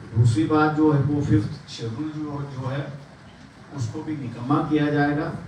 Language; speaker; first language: Hindi; non-native, local second language; Marathi